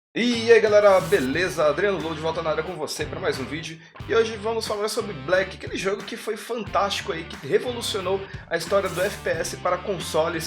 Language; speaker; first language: Portuguese; native; Portuguese